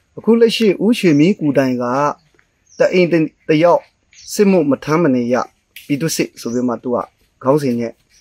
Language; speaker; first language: Burmese; non-native, local second language; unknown